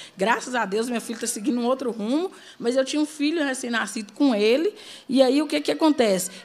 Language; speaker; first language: Portuguese; native; Portuguese